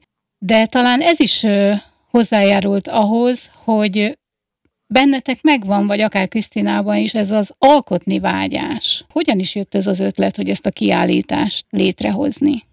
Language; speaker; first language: Hungarian; native; Hungarian